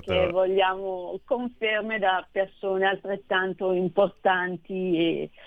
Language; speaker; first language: Italian; native; Italian